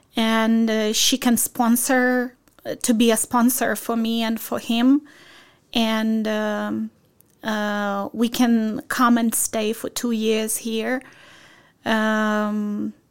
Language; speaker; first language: English; non-native, fluent; Ukrainian